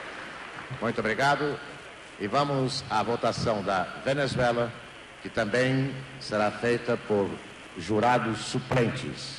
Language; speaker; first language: Portuguese; native; Portuguese